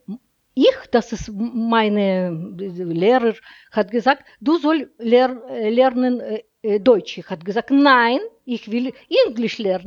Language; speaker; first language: German; non-native, learner; Russian